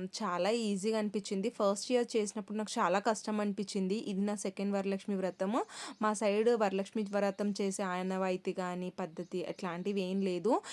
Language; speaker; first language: Telugu; non-native, local second language; Kannada